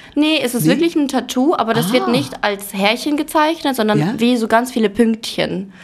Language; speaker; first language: German; early bilingual, other home language; Ukrainian